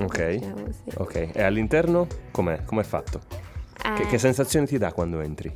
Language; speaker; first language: Italian; native; Italian